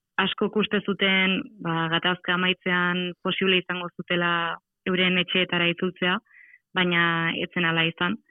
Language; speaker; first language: Basque; native; Basque